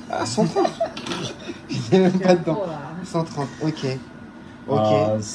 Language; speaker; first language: French; native; French